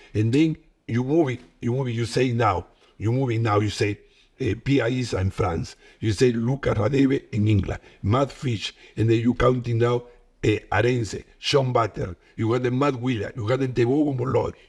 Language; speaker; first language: English; non-native, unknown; Spanish